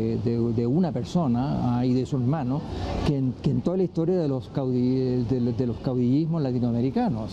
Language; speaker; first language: Spanish; native; Spanish